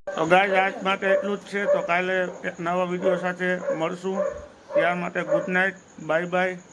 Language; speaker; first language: Gujarati; native; Gujarati